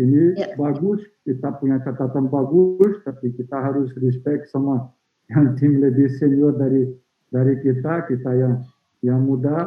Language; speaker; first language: Indonesian; non-native, fluent; Portuguese